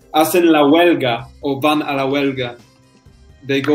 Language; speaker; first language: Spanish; non-native, learner; Polish